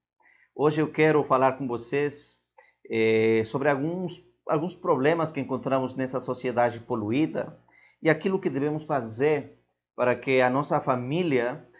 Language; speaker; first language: Portuguese; non-native, fluent; Spanish